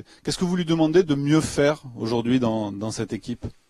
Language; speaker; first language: French; native; French